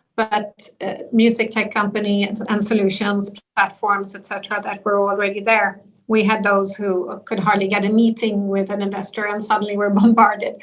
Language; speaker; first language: English; non-native, fluent; Swedish